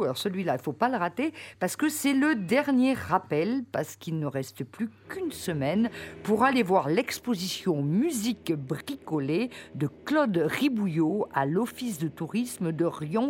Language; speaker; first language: French; native; French